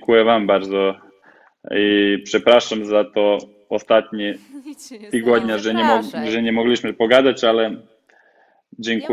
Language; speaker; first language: Polish; non-native, fluent; Serbian